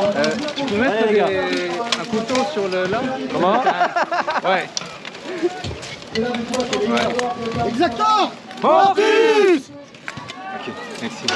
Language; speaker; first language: French; non-native, learner; Korean